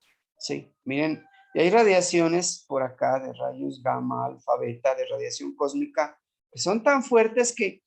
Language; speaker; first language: Spanish; native; Spanish